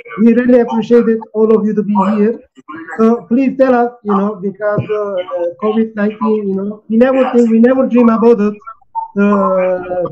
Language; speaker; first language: English; non-native, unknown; Turkish